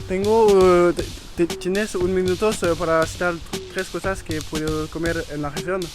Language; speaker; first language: Spanish; non-native, learner; French